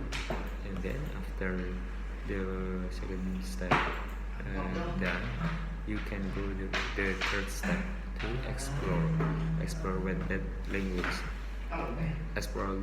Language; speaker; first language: English; non-native, local second language; Indonesian